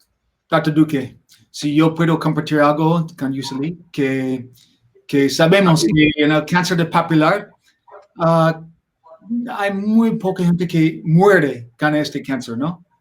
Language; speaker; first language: Spanish; non-native, learner; English